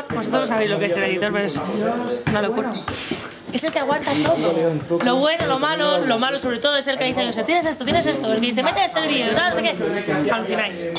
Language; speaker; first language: Spanish; native; Spanish